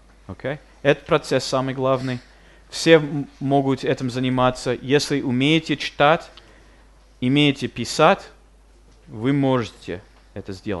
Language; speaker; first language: Russian; non-native, fluent; English